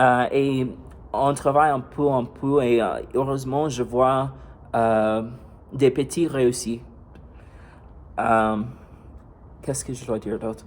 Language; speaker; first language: French; non-native, fluent; English